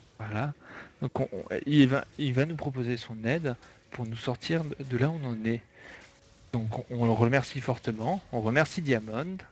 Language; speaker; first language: French; native; French